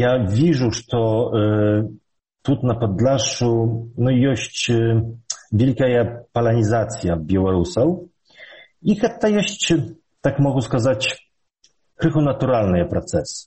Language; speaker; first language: Belarusian; early bilingual, heritage; Polish